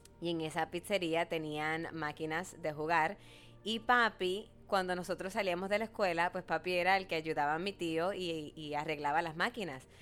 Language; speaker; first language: Spanish; native; Spanish